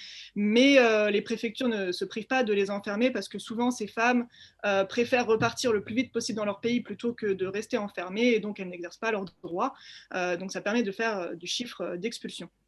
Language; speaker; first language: French; native; French